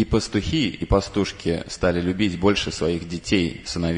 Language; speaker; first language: Russian; native; Russian